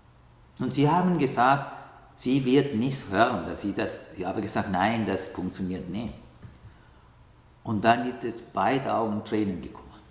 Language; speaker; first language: German; non-native, learner; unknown